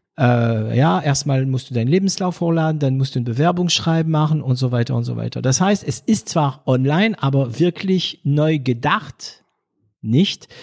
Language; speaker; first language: German; non-native, fluent; French